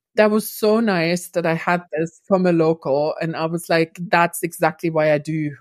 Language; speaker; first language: English; non-native, fluent; German